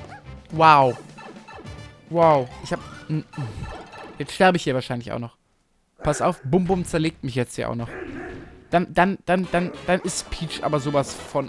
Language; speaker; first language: German; native; German